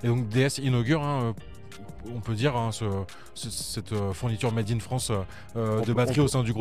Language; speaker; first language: French; native; French